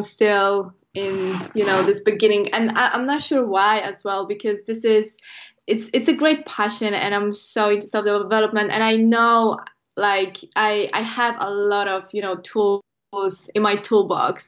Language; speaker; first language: English; non-native, fluent; Polish